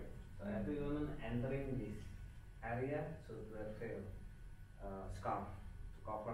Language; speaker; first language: English; non-native, fluent; Indonesian